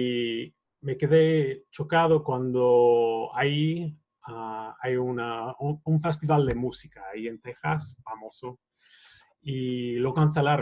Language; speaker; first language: Spanish; non-native, fluent; English